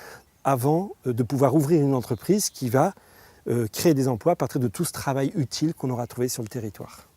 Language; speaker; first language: French; native; French